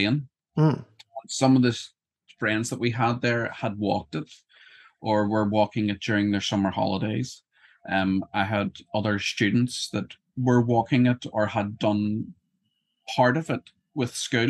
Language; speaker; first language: English; native; English